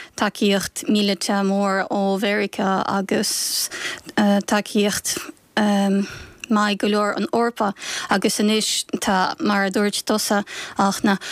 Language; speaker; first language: Irish; non-native, fluent; Ukrainian